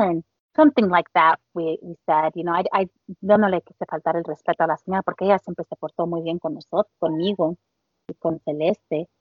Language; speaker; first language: Spanish; early bilingual, heritage; Spanish